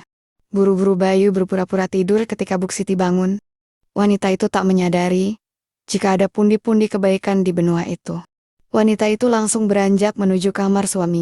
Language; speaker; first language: Indonesian; native; Indonesian